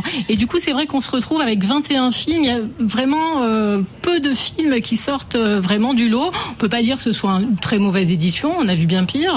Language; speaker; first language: French; native; French